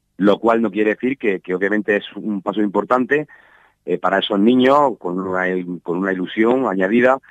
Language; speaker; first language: Spanish; native; Spanish